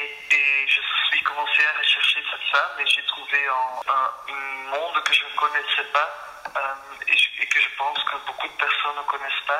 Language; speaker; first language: French; non-native, fluent; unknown